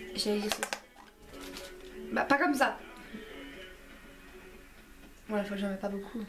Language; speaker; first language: French; early bilingual, other home language; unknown